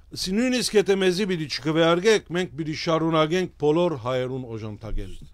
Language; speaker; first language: Armenian; early bilingual, heritage; Armenian